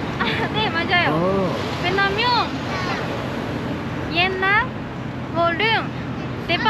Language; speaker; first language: Korean; non-native, learner; Japanese